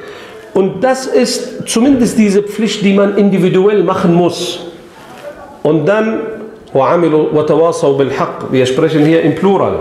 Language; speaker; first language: German; non-native, fluent; Arabic